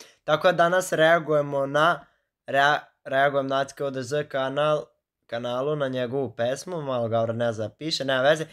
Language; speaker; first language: Serbian; native; Serbian